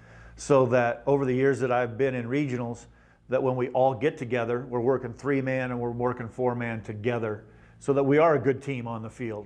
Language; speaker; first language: English; native; English